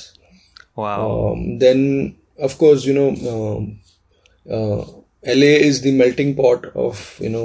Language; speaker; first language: English; non-native, local second language; Marathi